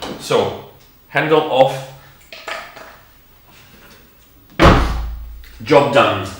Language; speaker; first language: English; non-native, fluent; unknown